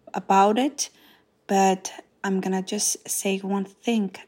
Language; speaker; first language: English; non-native, fluent; Macedonian